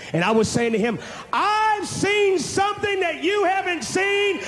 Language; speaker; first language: English; native; English